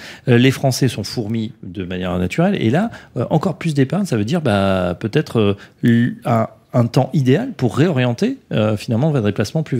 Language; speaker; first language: French; native; French